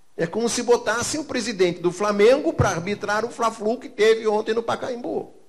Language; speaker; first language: Portuguese; native; Portuguese